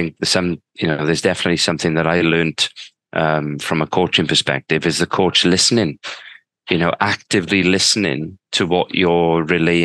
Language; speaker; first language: English; native; English